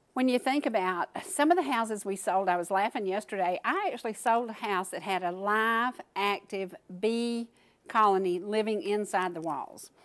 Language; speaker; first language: English; native; English